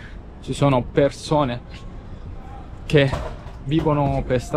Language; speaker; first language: Italian; native; Italian